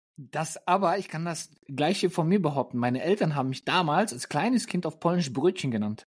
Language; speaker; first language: German; early bilingual, other home language; Polish